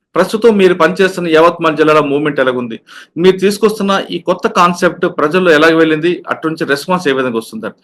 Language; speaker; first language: Telugu; native; Telugu